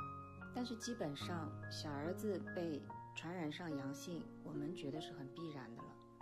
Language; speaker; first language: Chinese; native; Chinese